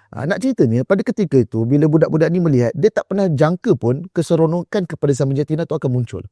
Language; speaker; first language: Malay; native; Malay